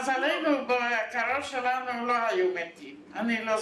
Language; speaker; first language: Hebrew; non-native, fluent; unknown